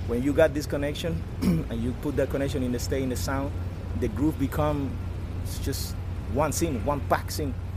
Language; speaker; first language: English; non-native, fluent; Spanish